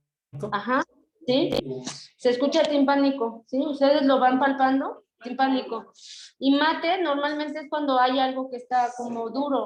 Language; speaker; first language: Spanish; native; Spanish